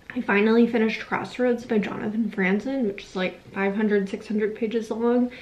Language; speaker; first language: English; native; English